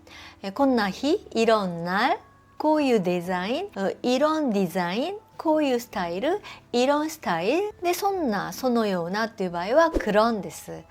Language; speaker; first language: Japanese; non-native, fluent; Korean